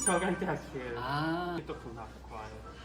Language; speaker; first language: Korean; non-native, fluent; Swedish